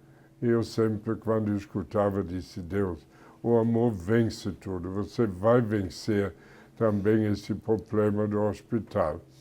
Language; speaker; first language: Portuguese; non-native, fluent; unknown